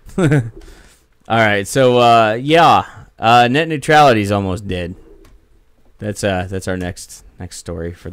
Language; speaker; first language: English; native; English